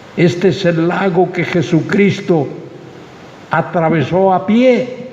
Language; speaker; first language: Spanish; native; Spanish